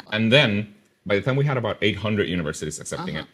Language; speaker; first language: English; non-native, fluent; Spanish